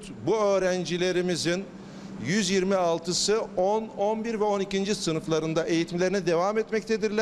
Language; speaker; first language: Turkish; native; Turkish